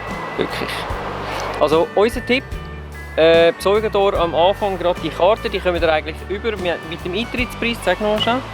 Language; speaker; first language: German; native; German